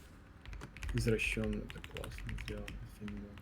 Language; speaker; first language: Russian; native; Russian